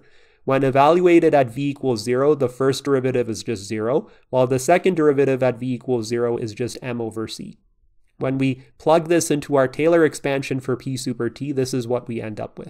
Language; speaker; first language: English; native; English